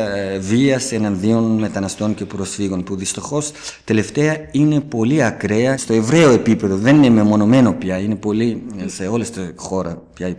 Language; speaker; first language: Greek; non-native, fluent; Persian